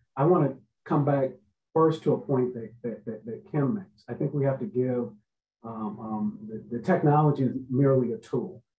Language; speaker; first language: English; native; English